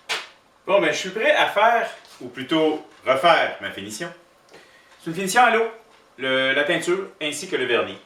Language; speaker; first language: French; native; French